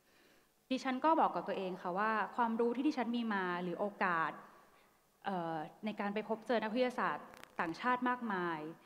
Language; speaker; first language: Thai; native; Thai